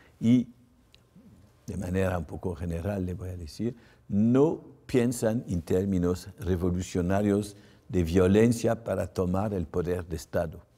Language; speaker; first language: Spanish; non-native, fluent; French